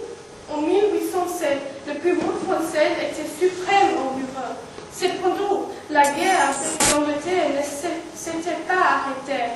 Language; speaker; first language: French; non-native, learner; English